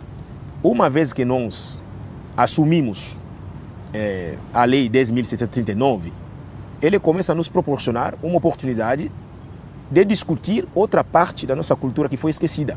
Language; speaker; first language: Portuguese; non-native, fluent; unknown